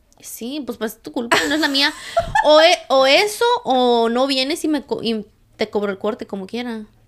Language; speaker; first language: Spanish; early bilingual, heritage; Spanish